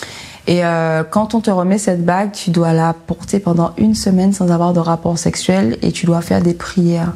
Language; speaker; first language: French; native; French